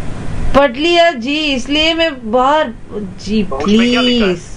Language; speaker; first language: Hindi; non-native, local second language; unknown